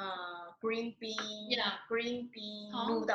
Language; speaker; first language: English; non-native, learner; Chinese